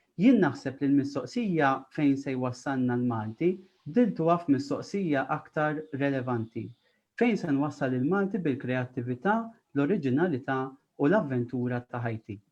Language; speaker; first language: Maltese; native; Maltese